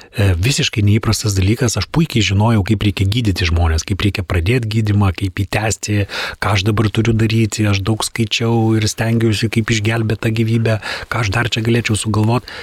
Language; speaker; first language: Lithuanian; native; Lithuanian